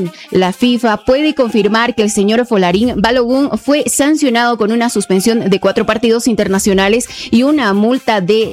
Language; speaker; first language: Spanish; native; Spanish